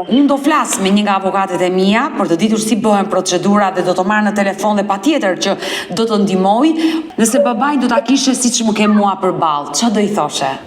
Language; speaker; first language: Albanian; native; Albanian